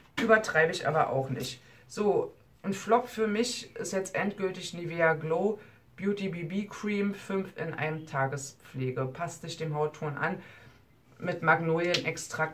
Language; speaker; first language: German; native; German